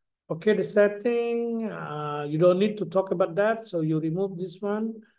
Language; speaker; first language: English; non-native, fluent; Indonesian